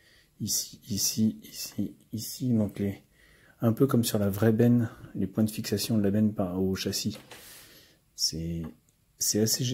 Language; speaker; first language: French; native; French